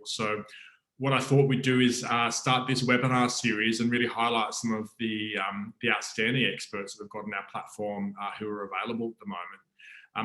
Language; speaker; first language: English; native; English